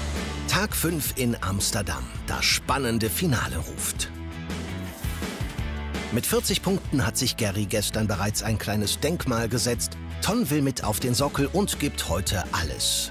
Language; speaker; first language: German; native; German